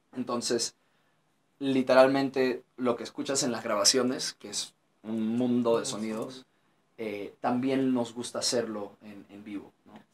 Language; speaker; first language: Spanish; early bilingual, heritage; Spanish